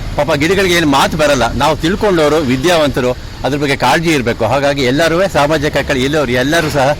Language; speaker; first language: Kannada; native; Kannada